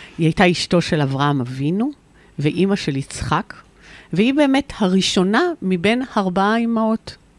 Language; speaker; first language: Hebrew; native; Hebrew